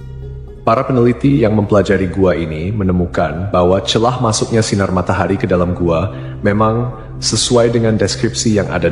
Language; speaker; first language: Indonesian; native; Indonesian